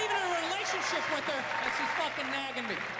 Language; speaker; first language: English; native; English